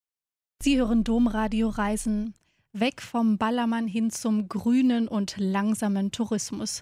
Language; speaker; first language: German; native; German